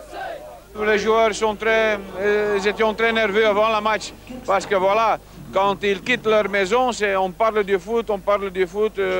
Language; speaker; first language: French; non-native, local second language; Dutch